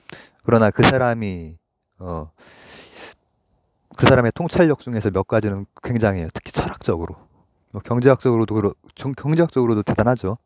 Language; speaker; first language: Korean; native; Korean